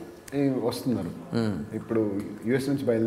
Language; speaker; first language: Telugu; native; Telugu